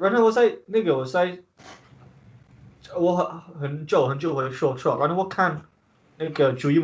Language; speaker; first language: Chinese; non-native, learner; English